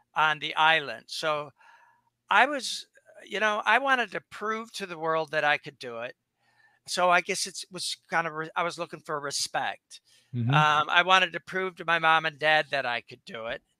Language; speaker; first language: English; native; English